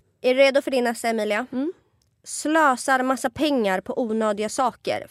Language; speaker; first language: Swedish; native; Swedish